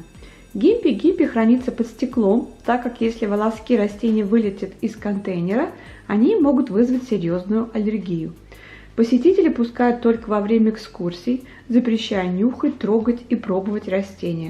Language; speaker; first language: Russian; native; Russian